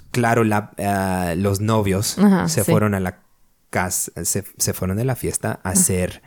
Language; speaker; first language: Spanish; early bilingual, other home language; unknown